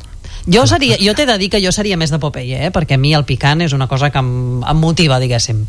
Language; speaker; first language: Catalan; native; Catalan